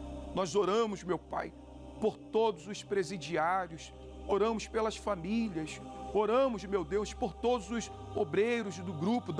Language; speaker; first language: Portuguese; native; Portuguese